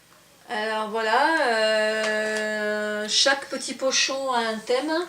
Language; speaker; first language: French; native; French